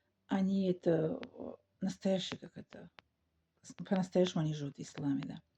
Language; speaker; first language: Russian; non-native, local second language; Tajik